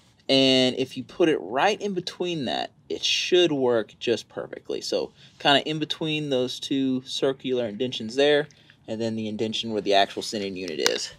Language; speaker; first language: English; native; English